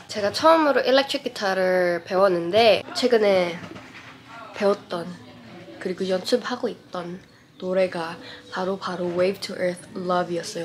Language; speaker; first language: Korean; non-native, fluent; English